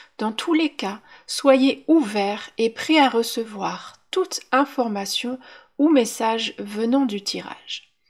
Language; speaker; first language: French; native; French